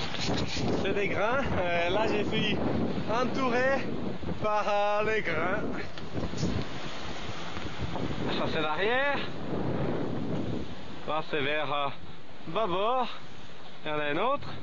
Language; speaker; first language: French; non-native, fluent; Italian